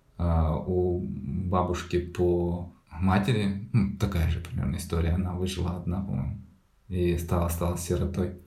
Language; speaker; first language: Russian; native; Russian